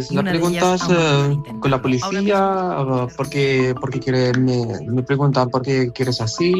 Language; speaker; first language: Spanish; non-native, learner; Arabic